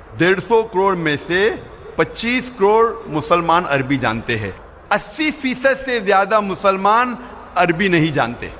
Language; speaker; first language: Urdu; non-native, local second language; Konkani